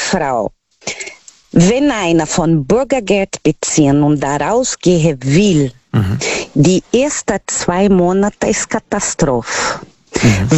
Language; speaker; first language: German; non-native, learner; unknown